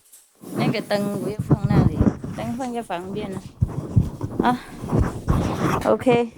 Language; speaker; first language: Chinese; non-native, fluent; Vietnamese